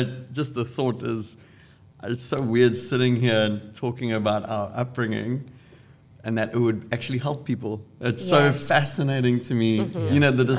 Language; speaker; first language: English; native; English